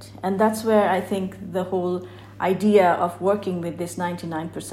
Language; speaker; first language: English; non-native, local second language; Bangla